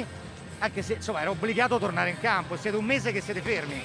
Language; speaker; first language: Italian; native; Italian